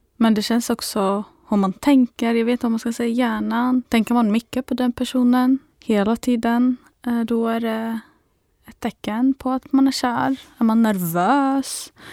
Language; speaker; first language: Swedish; non-native, fluent; Arabic